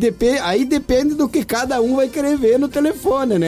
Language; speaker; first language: Portuguese; native; Portuguese